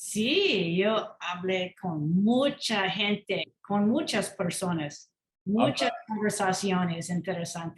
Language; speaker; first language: Spanish; non-native, learner; English